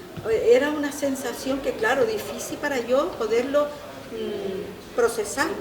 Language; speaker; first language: Spanish; native; Spanish